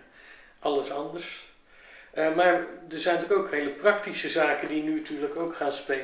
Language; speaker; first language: Dutch; native; Dutch